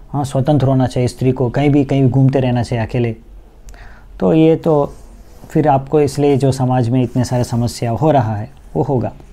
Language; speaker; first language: Hindi; non-native, local second language; Bangla